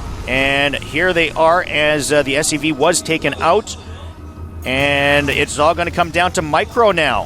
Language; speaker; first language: English; native; English